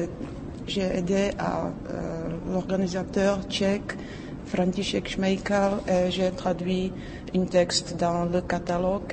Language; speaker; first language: French; non-native, fluent; Czech